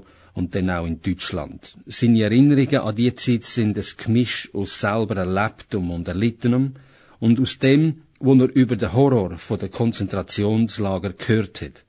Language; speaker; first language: German; native; German